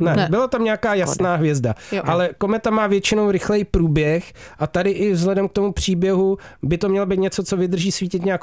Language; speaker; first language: Czech; native; Czech